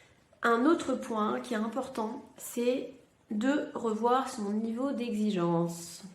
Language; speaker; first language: French; native; French